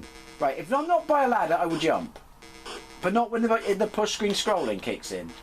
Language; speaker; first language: English; native; English